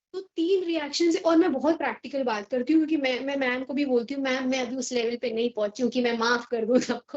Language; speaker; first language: Hindi; native; Hindi